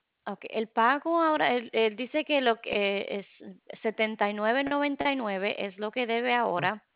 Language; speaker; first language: Spanish; non-native, fluent; English